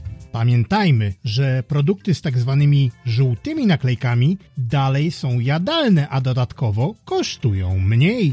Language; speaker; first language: Polish; native; Polish